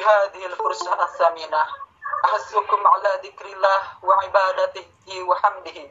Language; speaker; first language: Arabic; non-native, learner; Indonesian